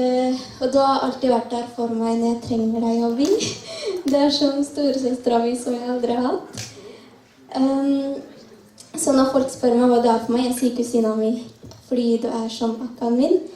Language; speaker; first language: Norwegian; early bilingual, other home language; Tamil